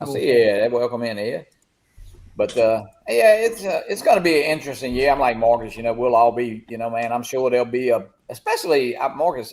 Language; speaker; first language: English; native; English